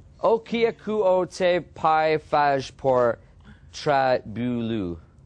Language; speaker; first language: Portuguese; non-native, learner; English